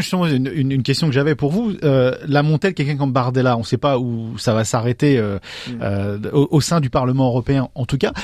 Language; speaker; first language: French; native; French